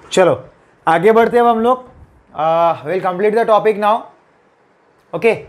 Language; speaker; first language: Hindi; non-native, local second language; Gujarati